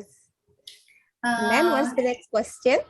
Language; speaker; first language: English; non-native, fluent; Indonesian